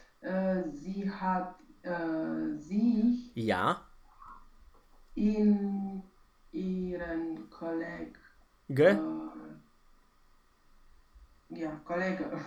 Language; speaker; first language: German; non-native, learner; Romanian